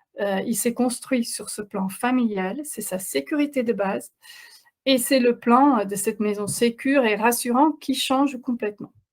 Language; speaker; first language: French; non-native, fluent; Dutch